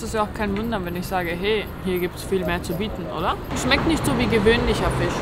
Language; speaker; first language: German; early bilingual, other home language; Persian